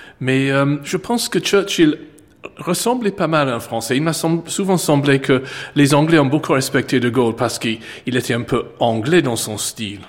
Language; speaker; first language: French; non-native, fluent; English